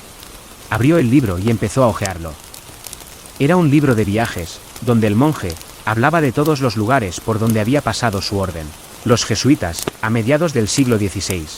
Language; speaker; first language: Spanish; native; Spanish